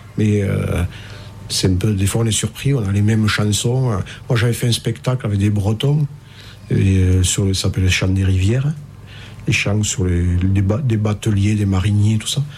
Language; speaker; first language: French; native; French